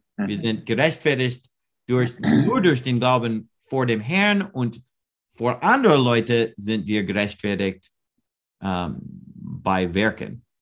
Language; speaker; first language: German; non-native, learner; English